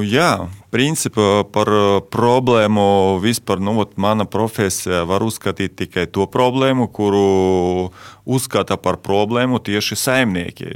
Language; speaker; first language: Latvian; non-native, local second language; Russian